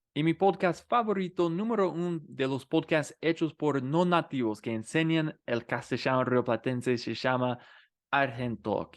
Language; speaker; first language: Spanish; non-native, fluent; English